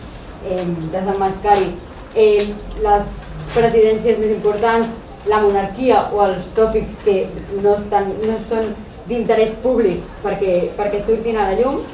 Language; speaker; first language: Catalan; native; Catalan